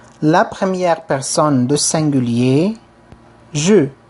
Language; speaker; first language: French; non-native, fluent; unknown